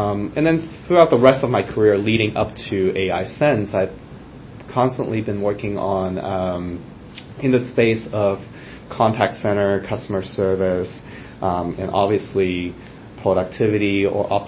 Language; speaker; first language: English; non-native, local second language; Cantonese